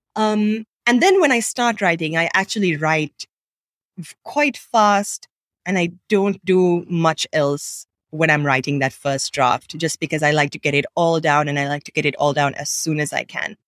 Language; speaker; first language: English; non-native, local second language; Sinhala